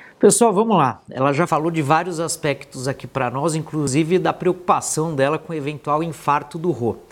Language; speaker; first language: Portuguese; native; Portuguese